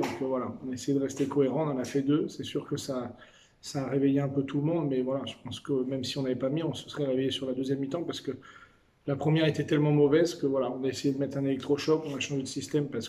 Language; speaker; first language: French; native; French